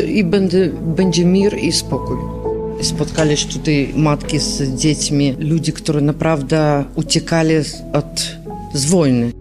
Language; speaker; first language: Polish; non-native, learner; Ukrainian